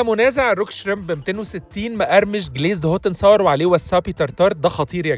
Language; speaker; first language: Arabic; native; Arabic